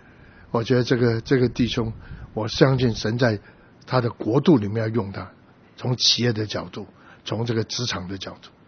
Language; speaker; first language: Chinese; native; Chinese